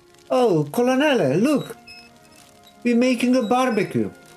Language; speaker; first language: English; non-native, fluent; Romanian